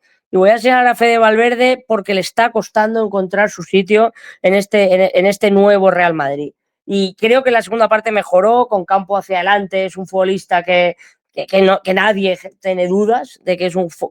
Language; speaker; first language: Spanish; native; Spanish